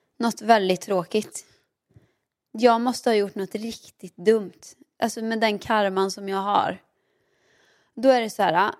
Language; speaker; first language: Swedish; native; Swedish